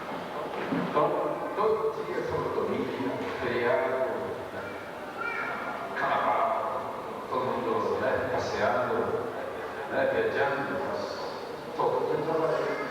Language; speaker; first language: Portuguese; non-native, learner; Japanese